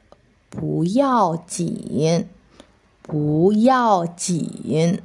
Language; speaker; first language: Chinese; non-native, fluent; Indonesian